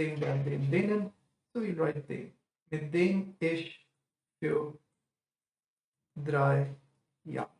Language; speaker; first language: German; non-native, fluent; English